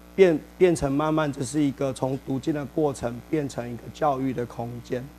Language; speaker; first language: Chinese; native; Chinese